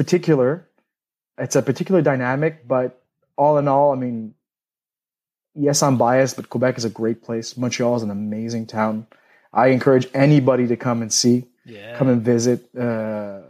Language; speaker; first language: English; native; English